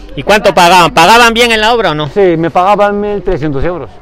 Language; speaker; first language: Spanish; non-native, fluent; Arabic